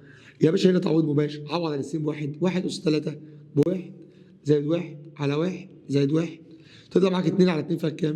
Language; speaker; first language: Arabic; native; Arabic